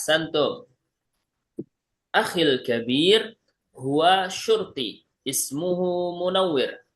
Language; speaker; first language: Arabic; non-native, fluent; Indonesian